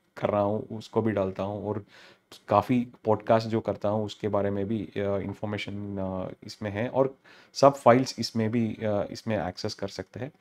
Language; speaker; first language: Hindi; non-native, local second language; Telugu